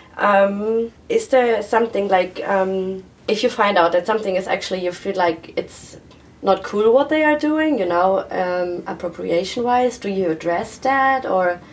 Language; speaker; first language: English; non-native, fluent; German